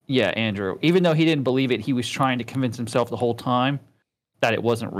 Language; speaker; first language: English; native; English